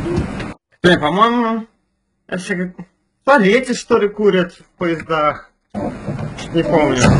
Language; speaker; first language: Russian; native; Russian